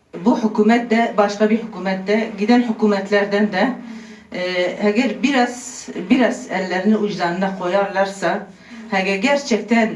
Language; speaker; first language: Turkish; non-native, local second language; Kurdish